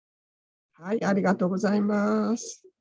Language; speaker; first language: Japanese; native; Japanese